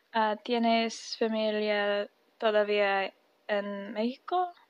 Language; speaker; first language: Spanish; early bilingual, heritage; Spanish